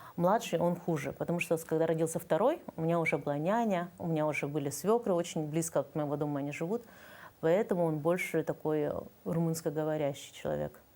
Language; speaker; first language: Russian; native; Russian